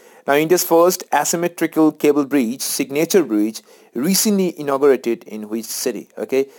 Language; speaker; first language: English; non-native, local second language; Bangla